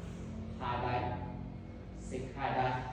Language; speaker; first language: Vietnamese; non-native, learner; Indonesian